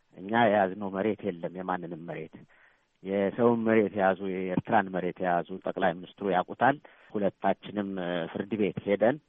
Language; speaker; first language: Amharic; non-native, local second language; Tigrinya